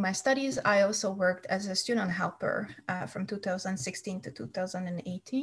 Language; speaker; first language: English; non-native, fluent; Hungarian